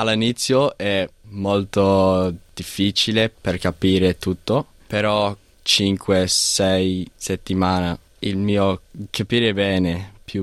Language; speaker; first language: Italian; non-native, learner; English